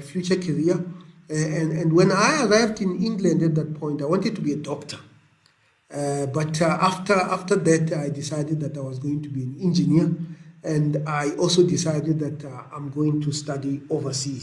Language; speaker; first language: English; non-native, local second language; Venda